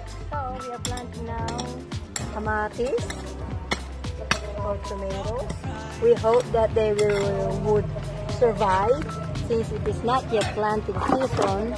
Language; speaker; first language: English; non-native, local second language; Filipino